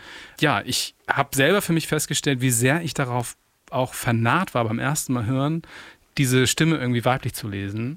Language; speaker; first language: German; native; German